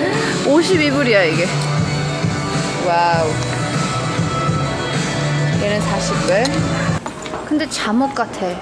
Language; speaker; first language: Korean; early bilingual, heritage; Korean